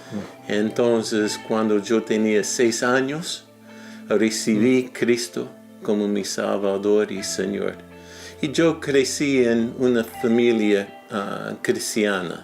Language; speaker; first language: Spanish; non-native, fluent; English